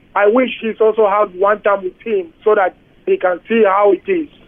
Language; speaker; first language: English; non-native, local second language; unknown